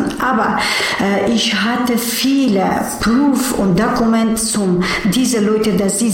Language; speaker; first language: German; non-native, learner; Persian